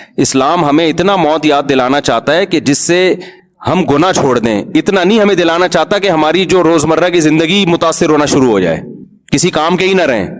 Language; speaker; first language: Urdu; native; Urdu